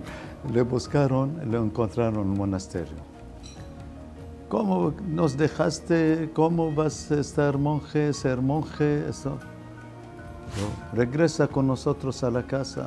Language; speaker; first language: Spanish; non-native, fluent; Arabic